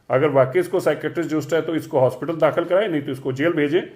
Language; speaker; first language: Hindi; non-native, local second language; Punjabi